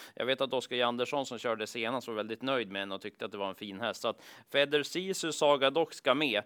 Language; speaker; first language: Swedish; native; Swedish